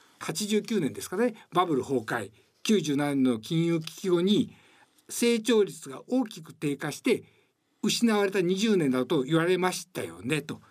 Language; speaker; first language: Japanese; native; Japanese